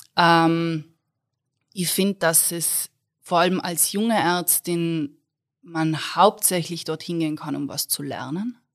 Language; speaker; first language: German; native; German